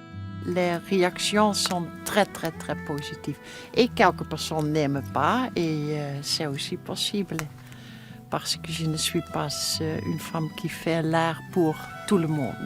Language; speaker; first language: French; non-native, learner; Dutch